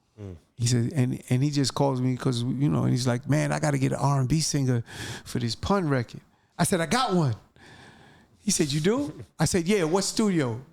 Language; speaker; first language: English; native; English